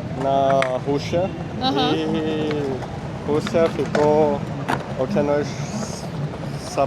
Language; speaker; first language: Portuguese; non-native, learner; Vietnamese